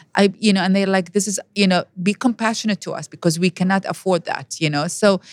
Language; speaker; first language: English; non-native, fluent; Arabic